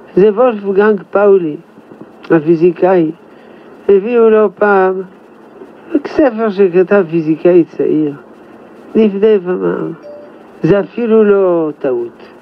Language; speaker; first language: Hebrew; non-native, fluent; French